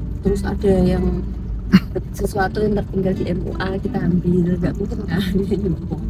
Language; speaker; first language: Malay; non-native, local second language; Javanese